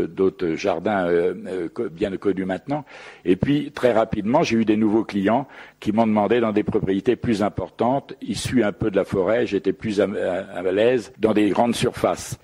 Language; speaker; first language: French; native; French